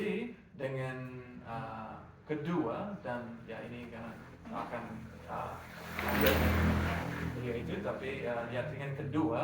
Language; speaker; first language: Indonesian; non-native, learner; English